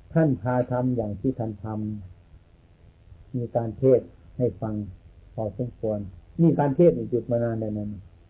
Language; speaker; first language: Thai; native; Thai